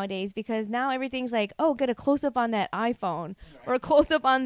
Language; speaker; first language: English; early bilingual, other home language; Korean